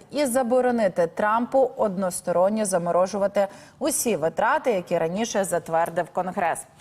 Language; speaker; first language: Ukrainian; native; Ukrainian